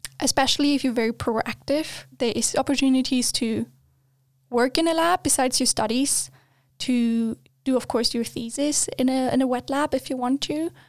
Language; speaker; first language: English; non-native, fluent; German